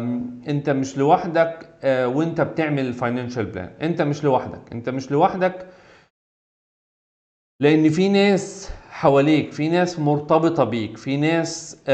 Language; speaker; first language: Arabic; native; Arabic